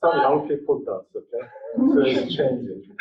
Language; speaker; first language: English; non-native, fluent; Korean